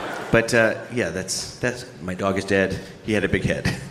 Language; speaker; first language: English; native; English